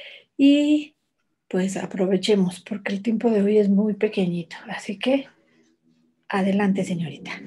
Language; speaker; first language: Spanish; native; Spanish